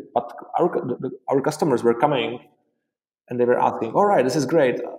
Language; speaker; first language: English; non-native, fluent; Czech